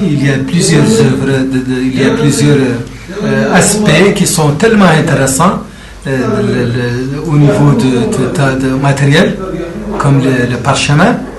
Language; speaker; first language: French; non-native, local second language; Arabic